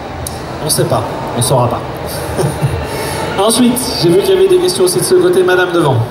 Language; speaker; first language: French; native; French